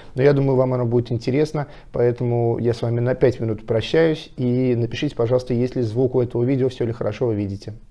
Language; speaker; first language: Russian; native; Russian